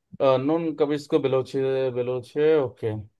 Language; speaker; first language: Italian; non-native, learner; Bangla